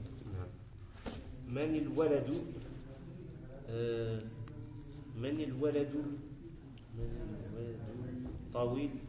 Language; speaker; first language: Arabic; non-native, learner; French